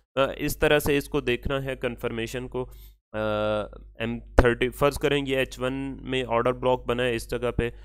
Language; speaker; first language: Urdu; native; Urdu